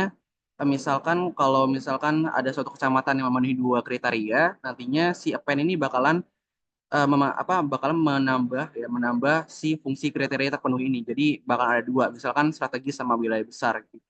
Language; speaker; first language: Indonesian; native; Indonesian